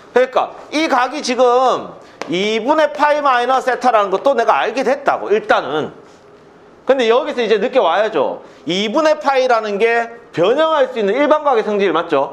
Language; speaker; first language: Korean; native; Korean